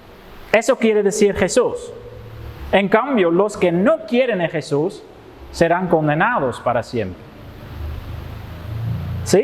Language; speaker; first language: Spanish; non-native, fluent; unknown